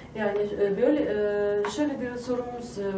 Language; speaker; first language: Turkish; non-native, fluent; Tajik